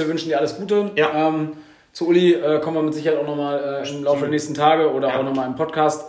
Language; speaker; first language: German; native; German